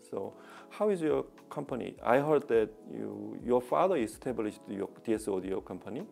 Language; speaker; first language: English; non-native, learner; Korean